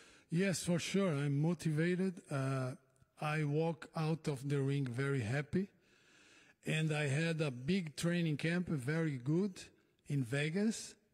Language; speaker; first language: English; non-native, fluent; Portuguese